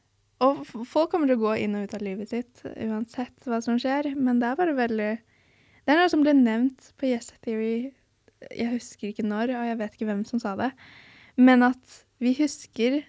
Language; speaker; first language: Norwegian; early bilingual, other home language; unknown